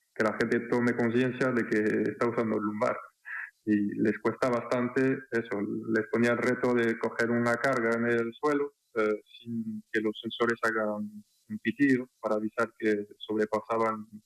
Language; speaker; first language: Spanish; non-native, fluent; French